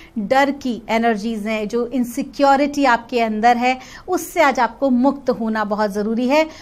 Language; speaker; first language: Hindi; native; Hindi